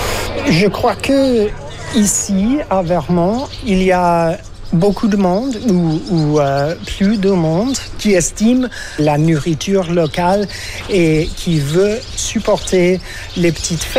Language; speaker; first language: French; non-native, fluent; English